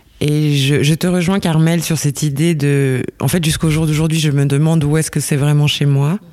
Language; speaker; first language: French; native; French